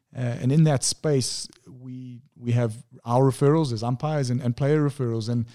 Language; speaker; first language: English; native; English